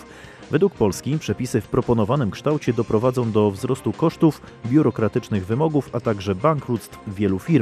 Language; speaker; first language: Polish; native; Polish